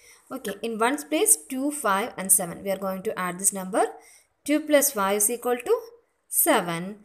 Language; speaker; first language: English; non-native, local second language; Malayalam